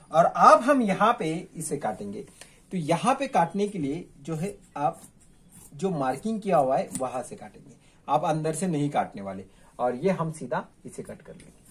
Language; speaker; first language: Hindi; non-native, local second language; Marathi